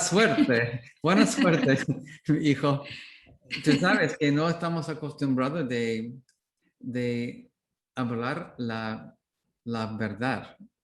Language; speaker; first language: Spanish; non-native, learner; English